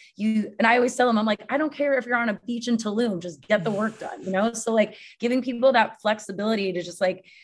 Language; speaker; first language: English; native; English